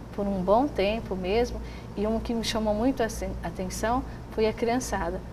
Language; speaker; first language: Portuguese; native; Portuguese